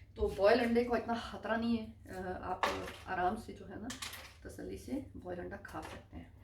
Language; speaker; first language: Urdu; non-native, local second language; Punjabi